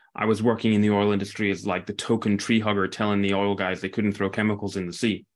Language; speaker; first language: English; native; English